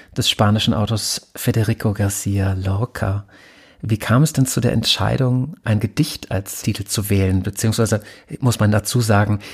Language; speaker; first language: German; native; German